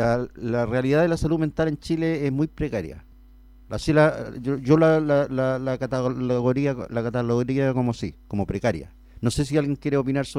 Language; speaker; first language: Spanish; native; Spanish